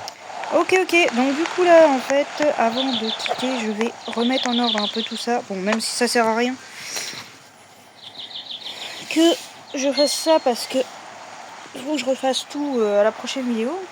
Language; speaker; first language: French; native; French